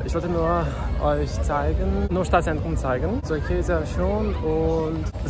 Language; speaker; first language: German; non-native, learner; Serbian